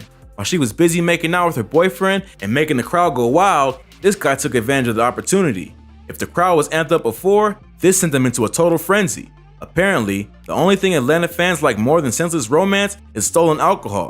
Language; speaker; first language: English; native; English